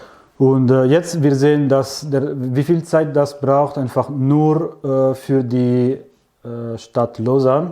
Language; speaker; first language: German; non-native, fluent; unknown